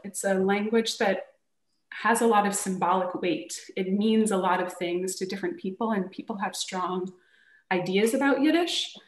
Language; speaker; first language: English; native; English